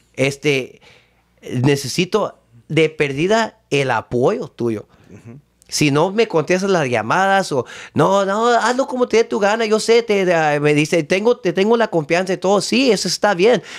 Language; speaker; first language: Spanish; early bilingual, heritage; Spanish